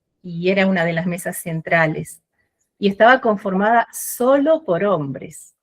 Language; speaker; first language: Spanish; native; Spanish